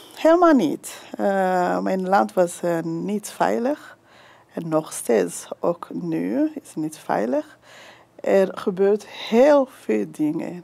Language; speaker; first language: Dutch; non-native, fluent; Kinyarwanda